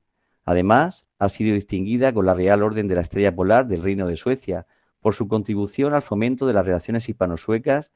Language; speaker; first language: Spanish; native; Spanish